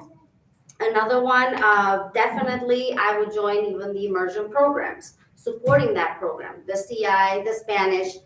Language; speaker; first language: English; early bilingual, other home language; Albanian